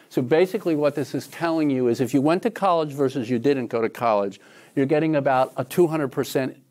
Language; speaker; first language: English; native; English